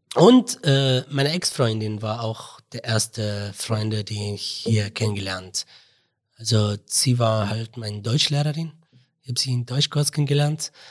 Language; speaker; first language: German; non-native, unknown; Arabic